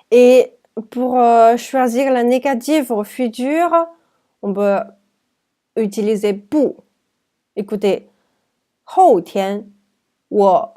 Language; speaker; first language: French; non-native, fluent; Chinese